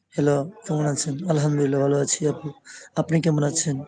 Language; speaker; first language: Bangla; non-native, local second language; Sylheti